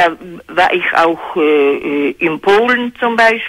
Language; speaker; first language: German; non-native, fluent; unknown